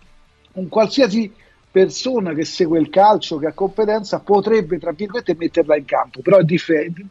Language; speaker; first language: Italian; native; Italian